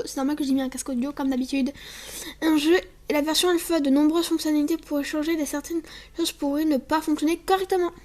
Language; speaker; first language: French; native; French